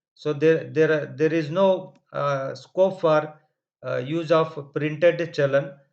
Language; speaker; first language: English; non-native, local second language; Kannada